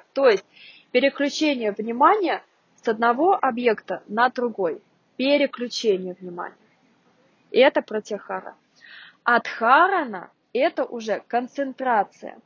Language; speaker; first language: Russian; native; Russian